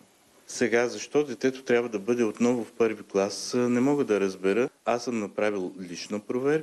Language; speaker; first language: Bulgarian; native; Bulgarian